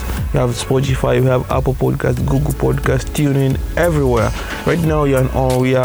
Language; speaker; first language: English; non-native, local second language; Kikuyu